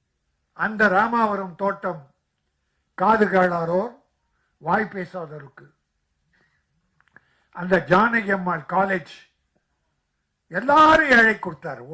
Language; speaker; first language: Tamil; native; Tamil